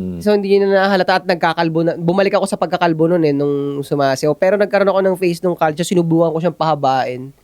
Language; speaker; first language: Filipino; native; Filipino